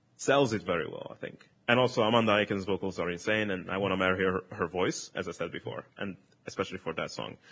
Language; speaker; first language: English; non-native, fluent; Italian